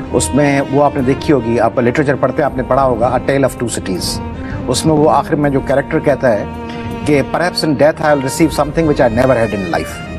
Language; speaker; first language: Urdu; non-native, local second language; Sindhi